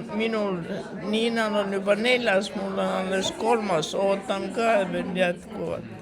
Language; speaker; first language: Estonian; non-native, local second language; Russian